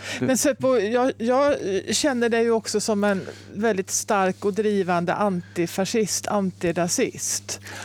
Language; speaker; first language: Swedish; native; Swedish